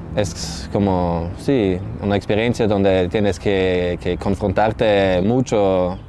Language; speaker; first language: Spanish; non-native, learner; German